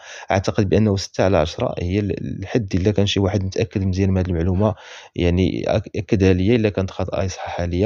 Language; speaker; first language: Arabic; native; Arabic